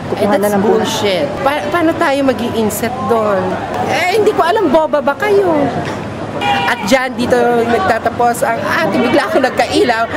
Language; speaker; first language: Filipino; native; Filipino